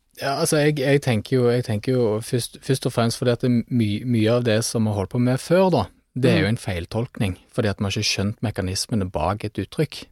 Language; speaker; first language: Norwegian; native; Norwegian